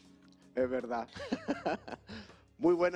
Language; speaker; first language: Spanish; native; Spanish